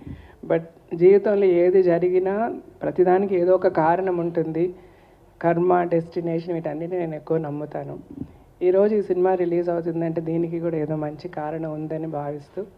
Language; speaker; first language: Telugu; native; Telugu